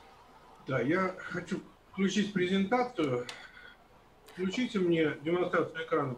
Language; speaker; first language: Russian; native; Russian